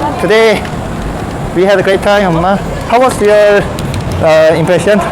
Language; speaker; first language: English; non-native, learner; Korean